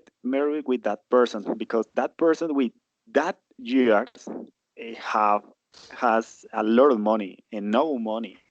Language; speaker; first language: English; non-native, learner; Spanish